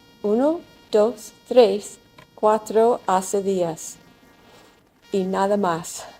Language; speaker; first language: Spanish; non-native, learner; English